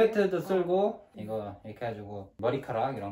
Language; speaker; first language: Korean; native; Korean